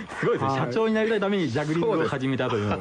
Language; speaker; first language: Japanese; native; Japanese